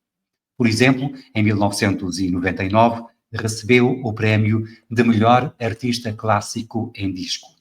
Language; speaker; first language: Portuguese; native; Portuguese